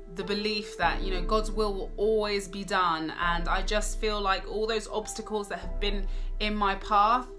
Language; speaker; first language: English; native; English